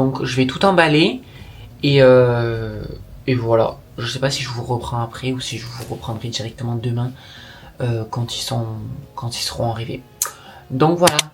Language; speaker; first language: French; native; French